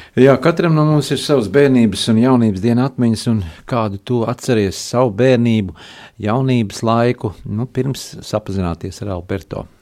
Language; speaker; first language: Latvian; native; Latvian